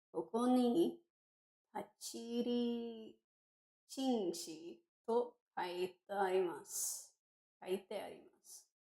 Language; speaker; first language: Japanese; non-native, learner; English